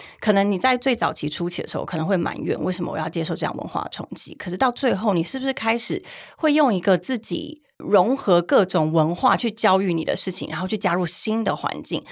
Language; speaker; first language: Chinese; native; Chinese